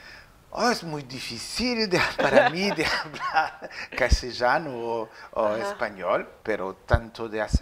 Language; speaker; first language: Spanish; non-native, learner; French